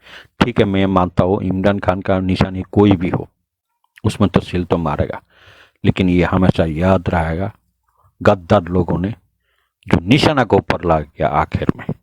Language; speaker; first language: Hindi; non-native, learner; Bangla